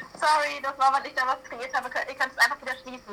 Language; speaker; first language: German; native; German